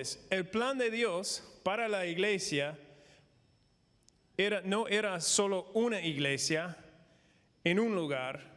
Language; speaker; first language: Spanish; non-native, fluent; English